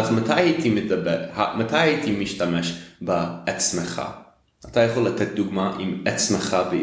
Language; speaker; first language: Hebrew; non-native, fluent; English